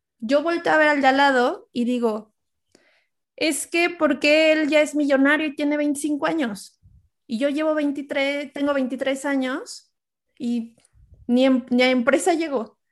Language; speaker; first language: Spanish; native; Spanish